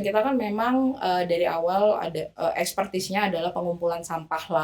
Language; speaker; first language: Indonesian; native; Indonesian